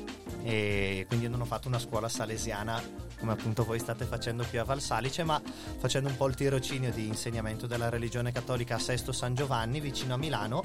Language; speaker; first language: Italian; native; Italian